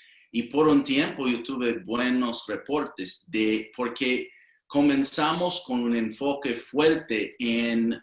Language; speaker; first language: Spanish; non-native, fluent; English